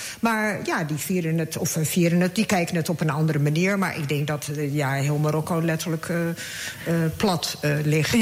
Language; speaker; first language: Dutch; early bilingual, other home language; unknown